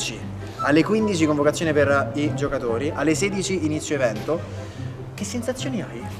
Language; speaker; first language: Italian; native; Italian